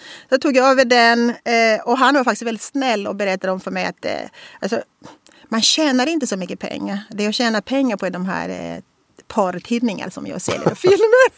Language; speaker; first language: Swedish; non-native, fluent; Portuguese